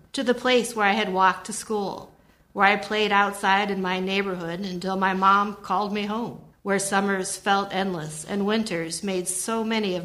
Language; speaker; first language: English; native; English